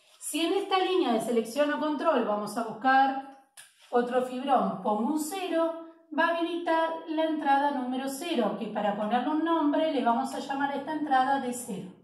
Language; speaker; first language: Spanish; native; Spanish